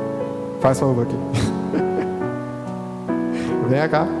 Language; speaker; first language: Portuguese; native; Portuguese